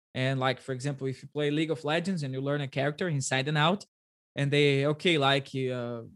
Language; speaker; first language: English; non-native, fluent; Portuguese